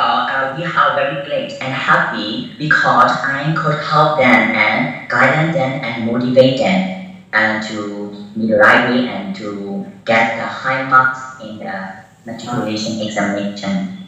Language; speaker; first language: English; non-native, learner; Burmese